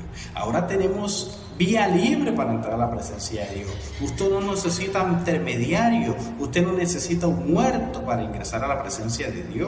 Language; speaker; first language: Spanish; native; Spanish